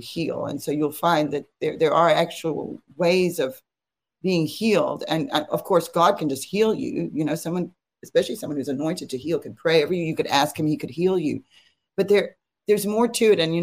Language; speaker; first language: English; native; English